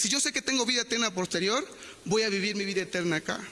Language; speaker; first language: Spanish; native; Spanish